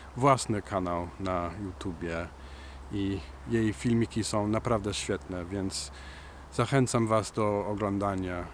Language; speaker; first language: Polish; non-native, learner; English